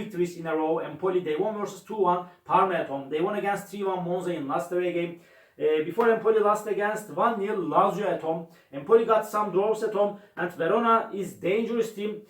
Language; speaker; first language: English; non-native, learner; Turkish